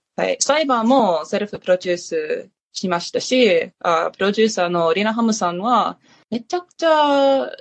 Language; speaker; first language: Japanese; non-native, learner; English